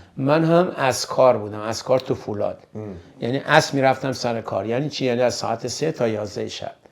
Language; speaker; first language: Persian; native; Persian